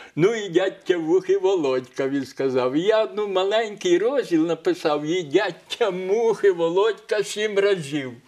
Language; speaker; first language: Ukrainian; native; Ukrainian